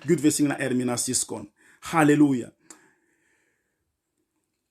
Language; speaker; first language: Swedish; non-native, fluent; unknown